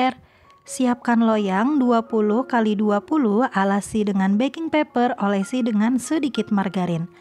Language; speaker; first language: Indonesian; native; Indonesian